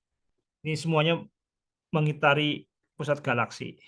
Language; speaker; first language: Indonesian; native; Indonesian